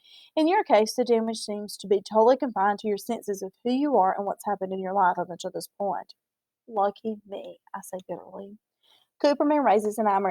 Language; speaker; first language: English; native; English